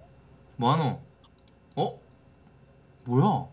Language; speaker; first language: Korean; native; Korean